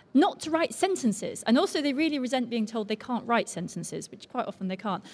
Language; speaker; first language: English; native; English